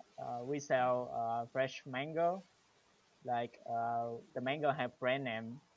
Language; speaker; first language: English; non-native, learner; Vietnamese